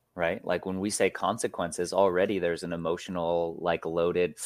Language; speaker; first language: English; native; English